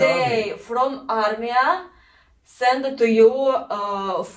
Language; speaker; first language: English; non-native, learner; Russian